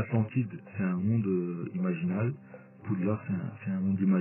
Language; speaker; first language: French; native; French